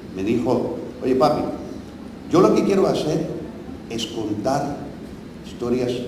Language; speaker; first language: Spanish; non-native, fluent; English